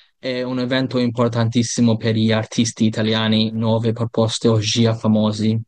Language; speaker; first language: Italian; non-native, learner; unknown